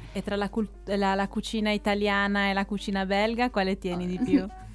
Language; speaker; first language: Italian; native; Italian